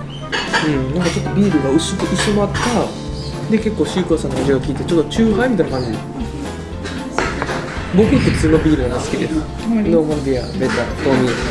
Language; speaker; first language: Japanese; native; Japanese